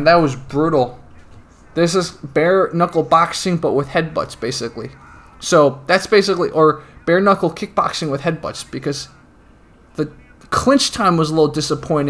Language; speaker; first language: English; native; English